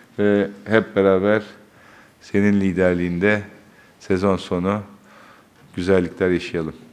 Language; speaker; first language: Turkish; native; Turkish